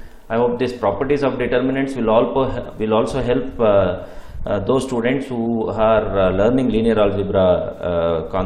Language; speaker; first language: English; non-native, local second language; Kannada